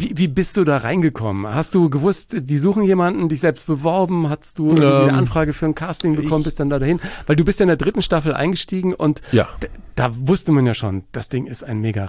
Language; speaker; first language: German; native; German